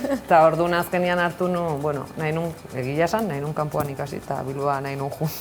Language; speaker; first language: Basque; native; Basque